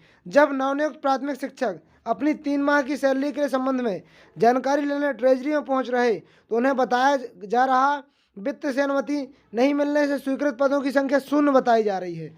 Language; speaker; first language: Hindi; native; Hindi